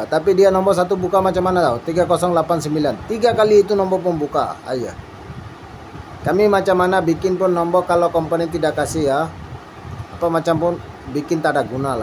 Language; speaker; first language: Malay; non-native, learner; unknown